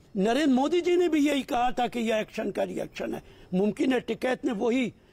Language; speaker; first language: Hindi; native; Hindi